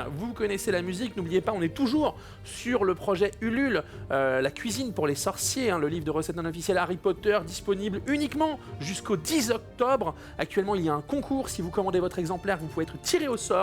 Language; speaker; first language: French; native; French